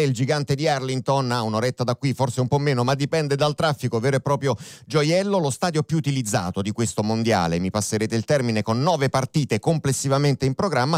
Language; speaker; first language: Italian; native; Italian